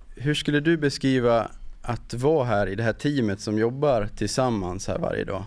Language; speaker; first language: Swedish; native; Swedish